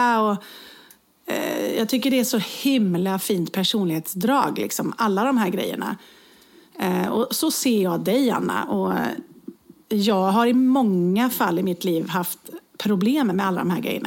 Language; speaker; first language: Swedish; native; Swedish